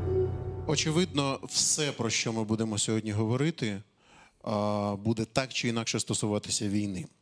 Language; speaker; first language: Ukrainian; native; Ukrainian